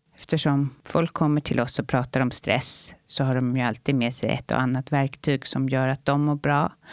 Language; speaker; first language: Swedish; native; Swedish